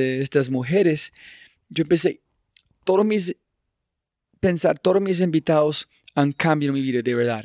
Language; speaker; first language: Spanish; non-native, fluent; English